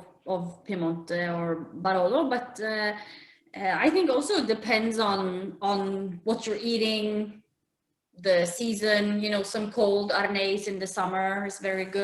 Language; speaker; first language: English; non-native, fluent; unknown